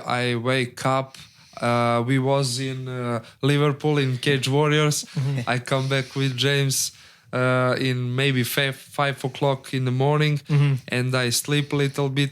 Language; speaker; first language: English; non-native, learner; Serbian